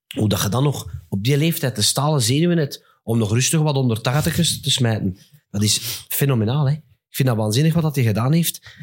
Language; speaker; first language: Dutch; native; Dutch